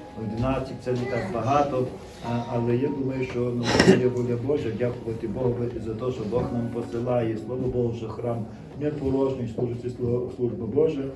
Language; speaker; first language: Ukrainian; native; Ukrainian